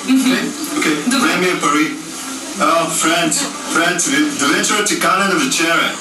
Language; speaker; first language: Bulgarian; non-native, learner; English